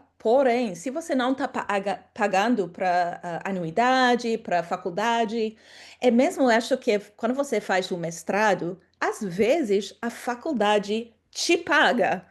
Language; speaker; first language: Portuguese; non-native, fluent; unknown